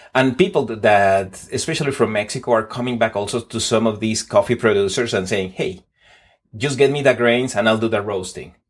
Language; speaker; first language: English; non-native, fluent; Spanish